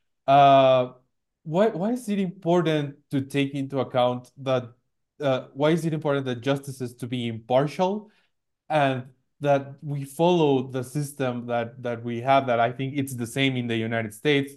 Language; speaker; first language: English; non-native, fluent; Spanish